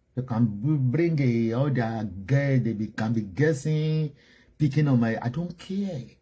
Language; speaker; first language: English; non-native, local second language; Yoruba